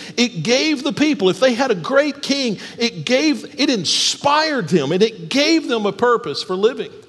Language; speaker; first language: English; native; English